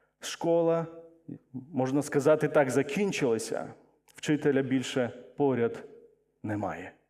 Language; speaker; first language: Ukrainian; non-native, local second language; Russian